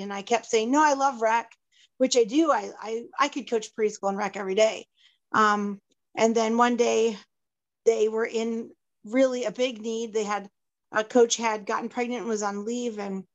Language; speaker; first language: English; native; English